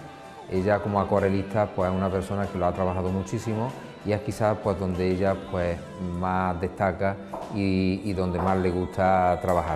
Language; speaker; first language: Spanish; native; Spanish